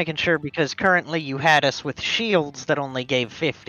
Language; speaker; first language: English; native; English